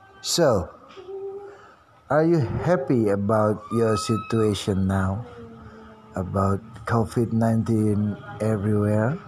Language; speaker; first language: English; non-native, learner; Indonesian